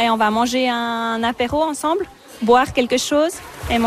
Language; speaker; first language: French; native; French